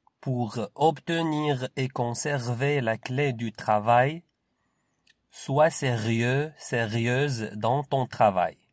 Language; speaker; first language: French; non-native, local second language; Arabic